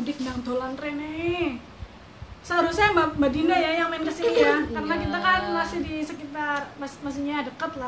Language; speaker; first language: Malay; non-native, local second language; Javanese